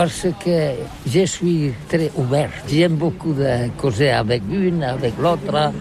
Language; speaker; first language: French; non-native, learner; Catalan